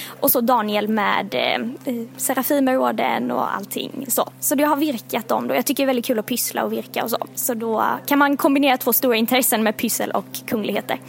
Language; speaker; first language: Swedish; native; Swedish